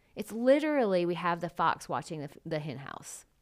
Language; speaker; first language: English; native; English